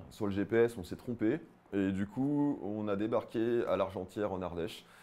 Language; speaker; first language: French; native; French